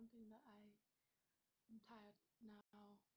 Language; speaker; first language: English; non-native, learner; Vietnamese